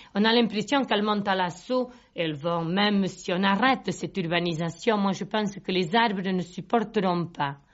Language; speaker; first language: French; non-native, local second language; Catalan